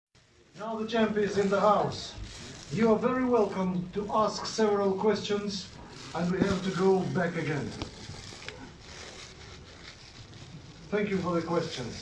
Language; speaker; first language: English; non-native, fluent; Ukrainian